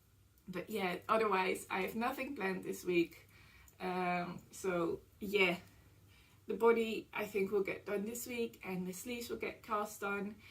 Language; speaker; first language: English; non-native, fluent; Dutch